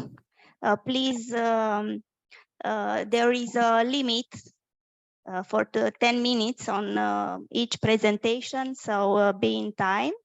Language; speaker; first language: English; non-native, fluent; Romanian